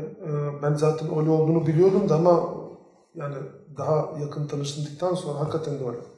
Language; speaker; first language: Turkish; non-native, fluent; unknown